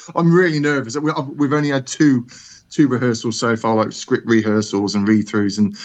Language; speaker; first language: English; native; English